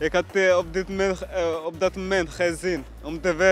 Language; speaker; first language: Dutch; non-native, learner; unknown